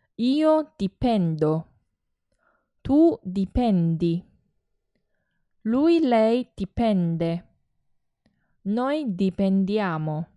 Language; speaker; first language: Italian; non-native, fluent; Chinese